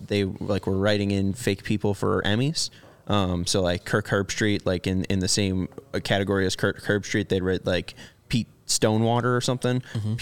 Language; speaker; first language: English; native; English